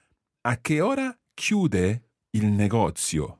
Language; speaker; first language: Italian; non-native, fluent; English